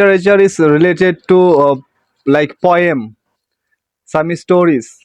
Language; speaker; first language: English; non-native, learner; Bangla